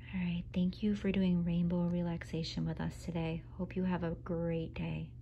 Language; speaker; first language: English; native; English